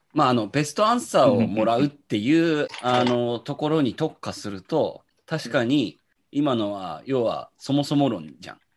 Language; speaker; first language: Japanese; native; Japanese